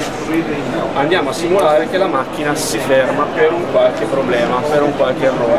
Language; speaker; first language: Italian; native; Italian